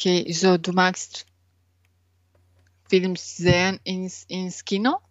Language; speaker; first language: German; non-native, learner; French